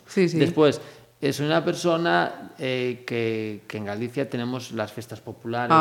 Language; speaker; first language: Spanish; native; Spanish